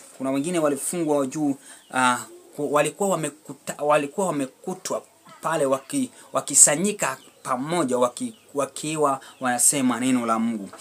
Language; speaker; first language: Swahili; non-native, local second language; Luo (Kenya and Tanzania)